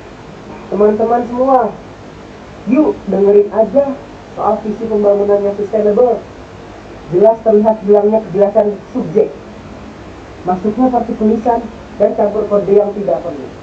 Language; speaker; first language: Indonesian; native; Indonesian